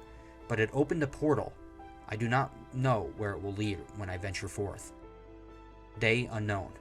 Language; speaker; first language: English; native; English